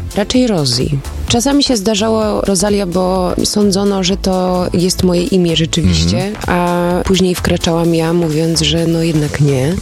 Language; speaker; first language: Polish; early bilingual, other home language; German